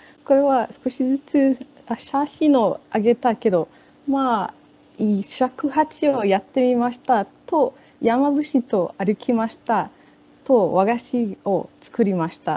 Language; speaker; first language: Japanese; non-native, fluent; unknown